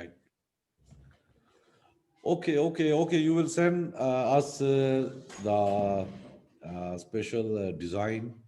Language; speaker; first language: English; non-native, local second language; Urdu